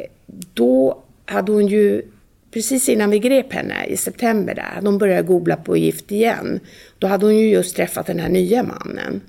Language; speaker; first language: Swedish; native; Swedish